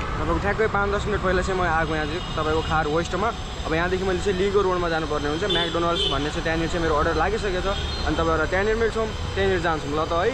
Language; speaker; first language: Nepali; native; Nepali